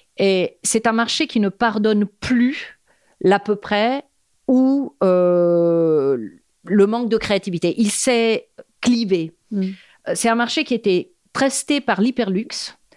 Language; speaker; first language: French; non-native, fluent; Italian